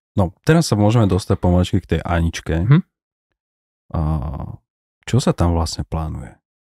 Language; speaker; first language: Slovak; native; Slovak